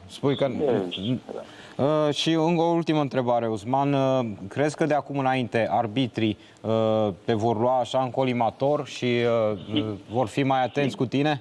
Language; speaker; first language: Romanian; native; Romanian